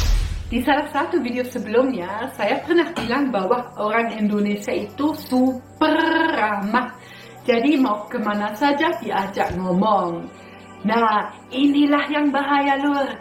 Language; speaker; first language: Indonesian; non-native, fluent; German